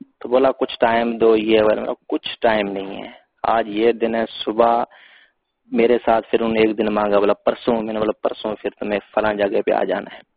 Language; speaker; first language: Urdu; non-native, local second language; Sindhi